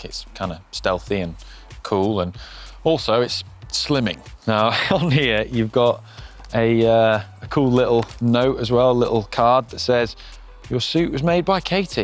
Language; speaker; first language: English; native; English